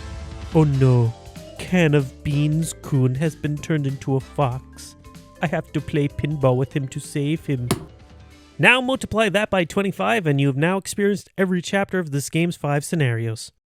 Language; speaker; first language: English; native; English